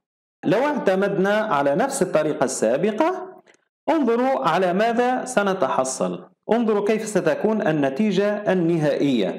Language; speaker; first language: Arabic; native; Arabic